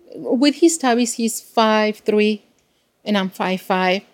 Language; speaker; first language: English; non-native, fluent; Spanish